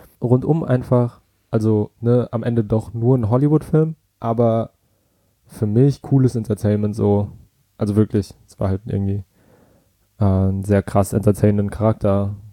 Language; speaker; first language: German; early bilingual, other home language; Vietnamese